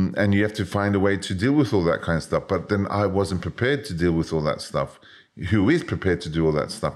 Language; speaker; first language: English; native; English